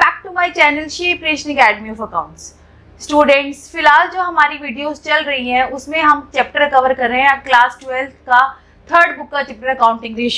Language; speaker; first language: Hindi; native; Hindi